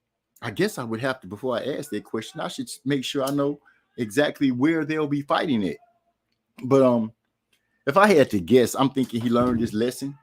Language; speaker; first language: English; native; English